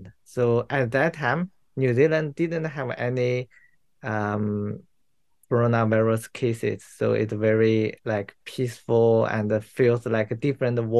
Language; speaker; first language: English; non-native, learner; Chinese